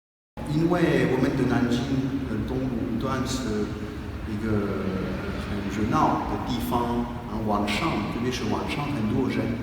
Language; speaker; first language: Chinese; non-native, fluent; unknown